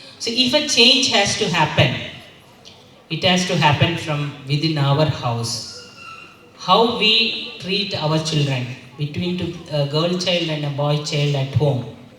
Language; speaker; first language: English; non-native, local second language; Malayalam